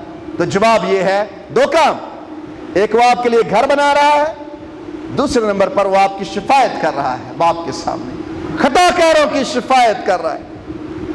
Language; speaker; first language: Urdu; non-native, local second language; Punjabi